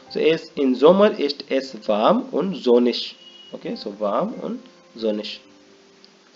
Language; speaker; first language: German; non-native, learner; Hindi